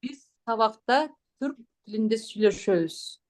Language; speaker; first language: Turkish; non-native, learner; Kyrgyz